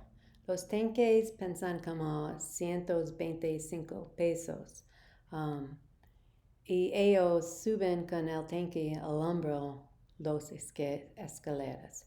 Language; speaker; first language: Spanish; non-native, learner; English